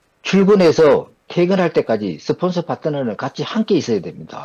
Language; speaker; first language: Korean; native; Korean